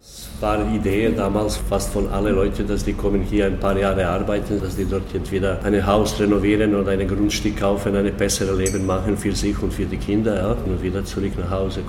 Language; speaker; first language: German; non-native, learner; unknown